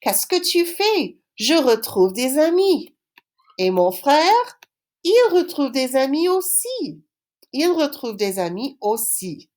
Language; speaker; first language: French; non-native, fluent; English